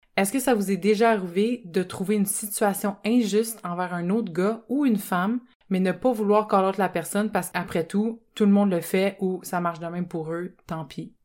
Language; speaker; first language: French; native; French